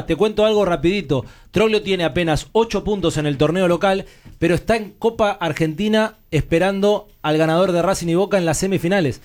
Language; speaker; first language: Spanish; native; Spanish